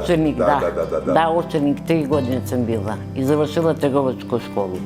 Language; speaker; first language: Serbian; early bilingual, other home language; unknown